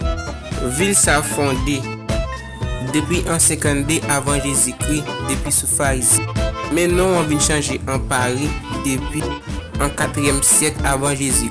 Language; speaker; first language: French; non-native, learner; Haitian Creole